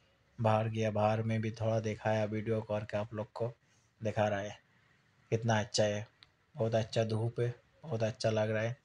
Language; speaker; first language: Hindi; non-native, learner; Bangla